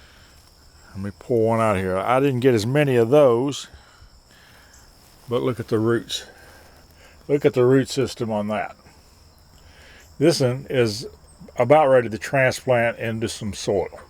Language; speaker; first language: English; native; English